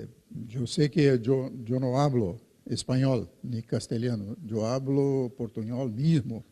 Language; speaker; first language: Spanish; non-native, fluent; Portuguese